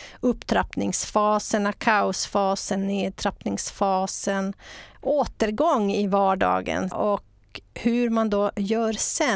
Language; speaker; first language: Swedish; native; Swedish